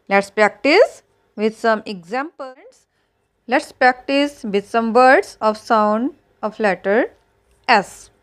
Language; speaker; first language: English; non-native, local second language; Punjabi